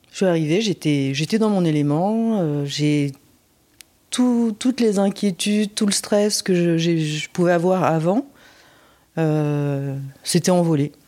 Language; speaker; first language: French; native; French